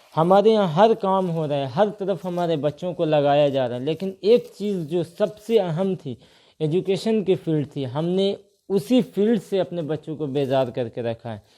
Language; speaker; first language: Urdu; native; Urdu